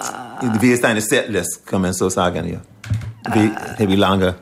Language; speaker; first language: German; non-native, learner; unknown